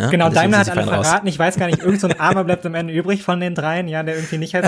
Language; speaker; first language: German; native; German